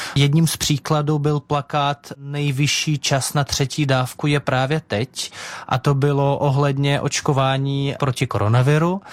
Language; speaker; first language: Czech; non-native, fluent; Russian